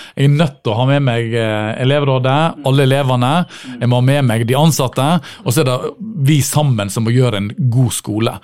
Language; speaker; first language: Norwegian; native; Norwegian